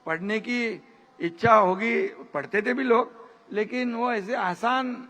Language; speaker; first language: Hindi; non-native, local second language; Marathi